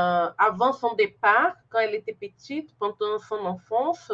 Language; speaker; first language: French; non-native, fluent; Portuguese